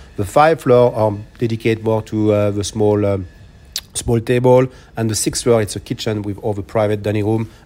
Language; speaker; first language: English; non-native, fluent; French